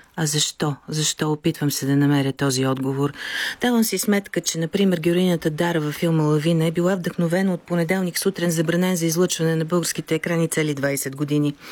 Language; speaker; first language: Bulgarian; native; Bulgarian